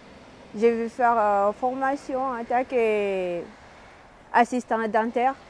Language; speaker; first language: French; non-native, learner; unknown